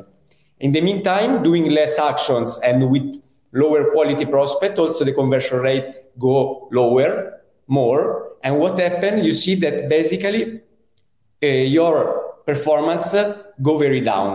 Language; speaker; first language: English; non-native, fluent; Italian